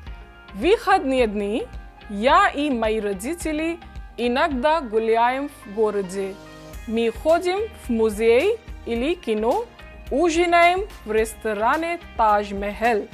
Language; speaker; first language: Russian; non-native, fluent; English